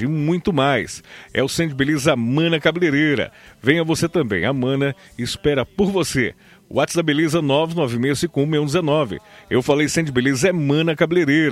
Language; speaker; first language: Portuguese; native; Portuguese